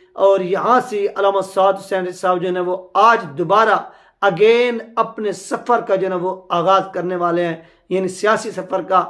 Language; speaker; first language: Urdu; non-native, local second language; Punjabi